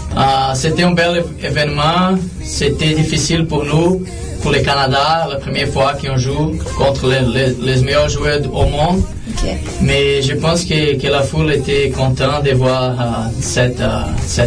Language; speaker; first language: French; non-native, learner; Portuguese